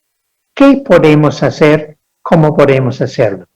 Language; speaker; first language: Spanish; non-native, fluent; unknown